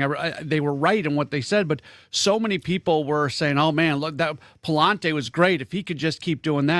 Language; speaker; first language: English; native; English